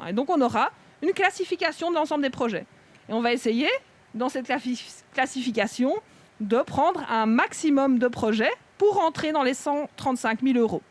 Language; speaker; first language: French; native; French